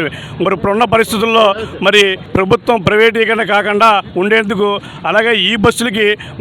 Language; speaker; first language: Telugu; native; Telugu